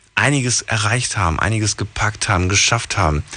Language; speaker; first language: German; native; German